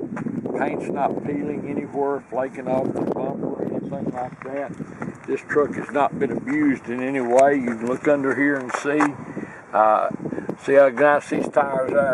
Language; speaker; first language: English; native; English